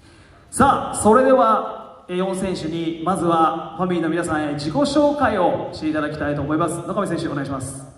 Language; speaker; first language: Japanese; native; Japanese